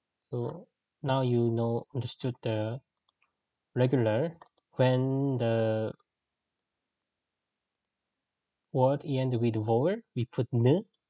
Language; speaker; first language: English; non-native, fluent; Korean